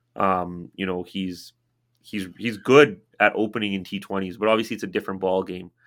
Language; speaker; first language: English; native; English